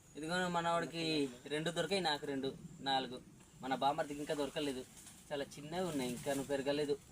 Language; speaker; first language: Telugu; non-native, local second language; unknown